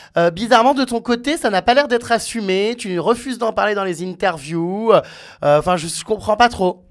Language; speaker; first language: French; native; French